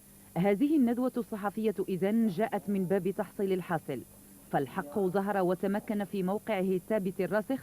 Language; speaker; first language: Arabic; native; Arabic